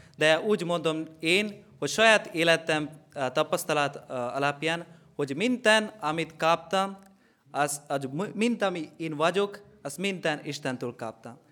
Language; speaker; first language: Hungarian; non-native, learner; Malayalam